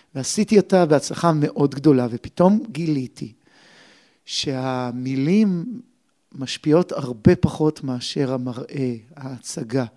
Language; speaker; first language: Hebrew; native; Hebrew